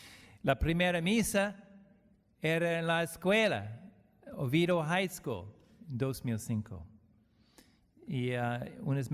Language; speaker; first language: Spanish; non-native, learner; English